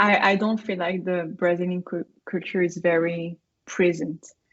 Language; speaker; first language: English; non-native, fluent; French